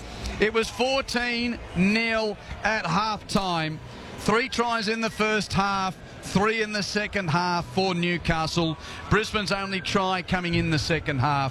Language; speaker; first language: English; native; English